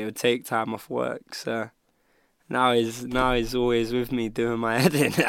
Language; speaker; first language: English; native; English